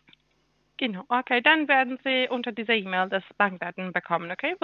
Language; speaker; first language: German; non-native, learner; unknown